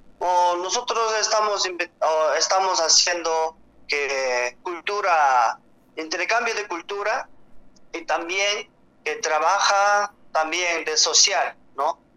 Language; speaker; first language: Spanish; non-native, learner; Korean